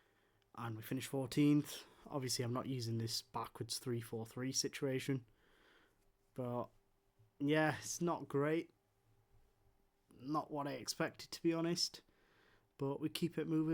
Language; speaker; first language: English; native; English